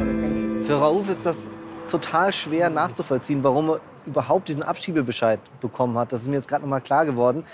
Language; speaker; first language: German; native; German